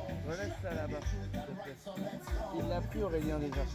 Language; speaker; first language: French; native; French